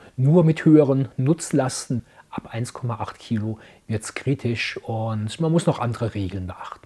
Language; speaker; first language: German; native; German